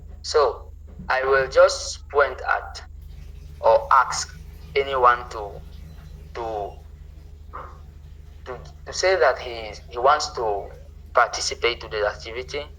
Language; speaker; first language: English; non-native, local second language; French